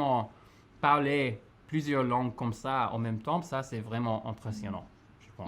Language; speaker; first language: French; non-native, fluent; English